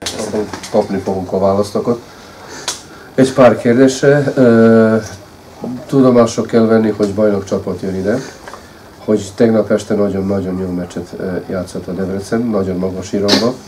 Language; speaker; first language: Hungarian; non-native, fluent; Serbian